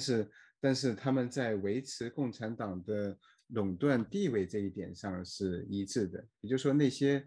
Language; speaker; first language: Chinese; native; Chinese